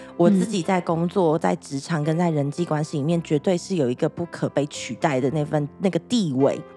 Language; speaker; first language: Chinese; native; Chinese